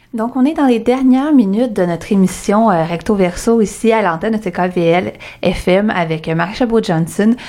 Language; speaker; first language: French; early bilingual, other home language; Arabic